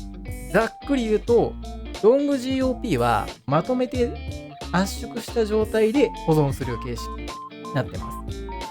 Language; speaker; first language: Japanese; native; Japanese